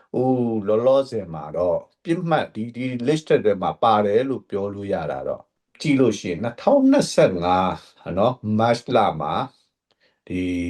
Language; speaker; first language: Burmese; native; Burmese